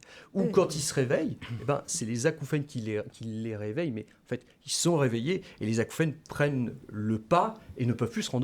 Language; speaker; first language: French; native; French